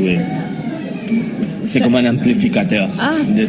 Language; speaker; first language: French; non-native, learner; Spanish